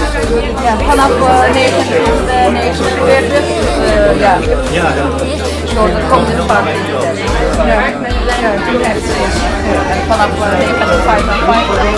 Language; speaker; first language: Dutch; non-native, learner; Uyghur